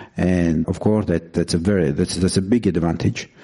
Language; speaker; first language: English; non-native, fluent; Georgian